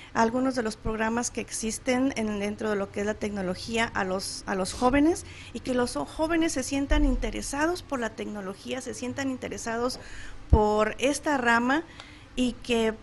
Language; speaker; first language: Spanish; native; Spanish